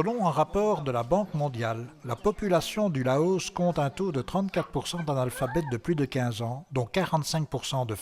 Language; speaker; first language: French; native; French